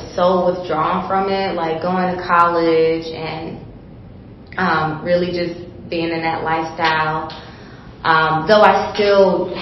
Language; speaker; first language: English; native; English